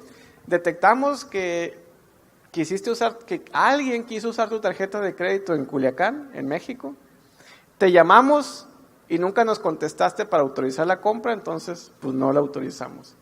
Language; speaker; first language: Spanish; native; Spanish